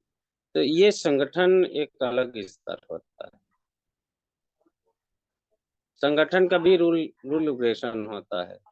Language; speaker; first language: Hindi; native; Hindi